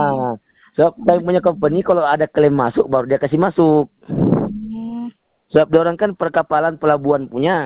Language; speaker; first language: Indonesian; non-native, local second language; Malay